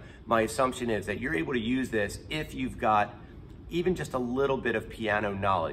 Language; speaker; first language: English; native; English